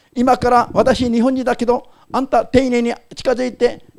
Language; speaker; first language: Japanese; non-native, fluent; Korean